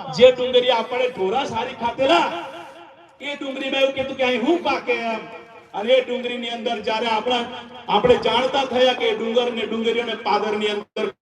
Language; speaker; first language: Gujarati; non-native, local second language; Bhili